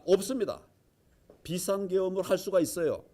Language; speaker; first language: Korean; native; Korean